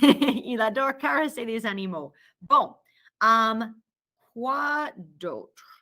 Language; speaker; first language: French; non-native, fluent; English